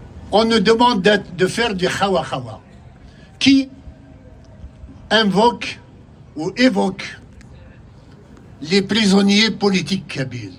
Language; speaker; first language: French; non-native, local second language; Kabyle